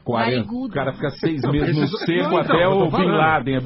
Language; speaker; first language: Portuguese; native; Portuguese